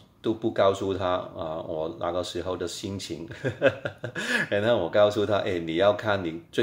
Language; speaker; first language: Chinese; non-native, fluent; Cantonese